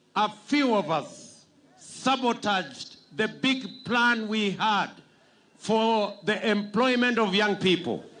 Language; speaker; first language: English; non-native, local second language; Kalenjin